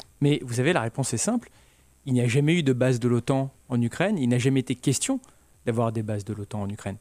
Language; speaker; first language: French; native; French